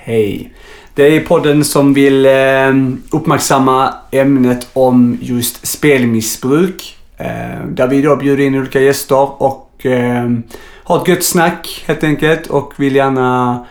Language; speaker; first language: Swedish; native; Swedish